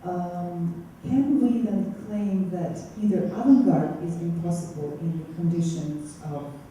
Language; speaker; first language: English; non-native, fluent; Russian